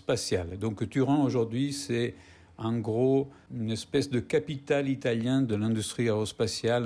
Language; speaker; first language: French; non-native, fluent; Italian